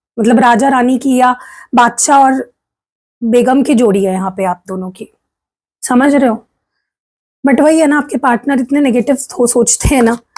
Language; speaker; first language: Hindi; non-native, local second language; Marathi